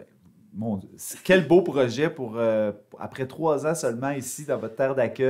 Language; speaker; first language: French; native; French